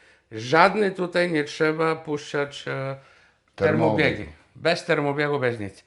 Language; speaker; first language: Polish; non-native, fluent; Bulgarian